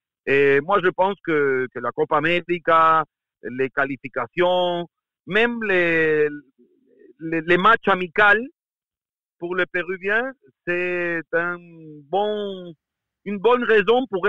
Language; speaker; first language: French; non-native, fluent; Spanish